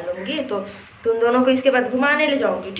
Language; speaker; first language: Hindi; native; Hindi